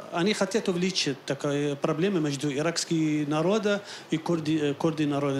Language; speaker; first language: Russian; non-native, learner; Arabic